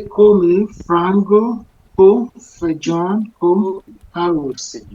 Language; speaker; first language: Portuguese; non-native, learner; English